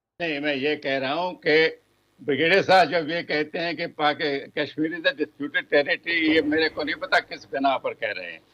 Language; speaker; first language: Hindi; native; Hindi